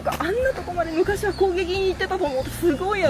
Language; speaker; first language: Japanese; native; Japanese